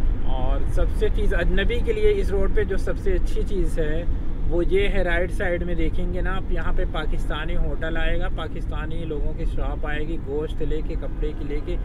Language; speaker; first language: Hindi; native; Hindi